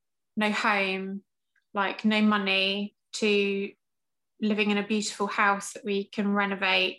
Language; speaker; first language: English; native; English